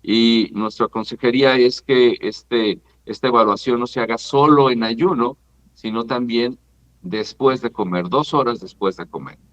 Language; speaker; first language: Spanish; native; Spanish